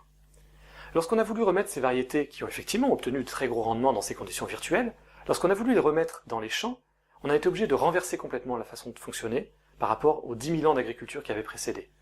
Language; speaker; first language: French; native; French